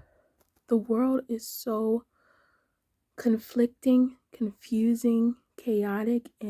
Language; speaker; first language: English; native; English